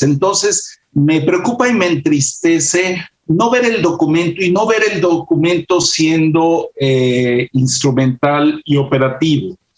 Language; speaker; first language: Spanish; native; Spanish